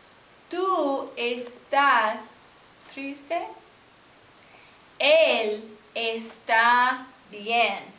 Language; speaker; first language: Spanish; non-native, fluent; English